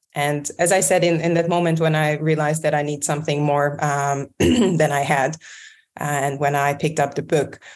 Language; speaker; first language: English; non-native, fluent; Hungarian